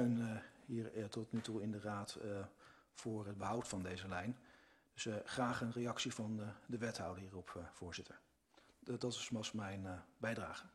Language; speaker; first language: Dutch; native; Dutch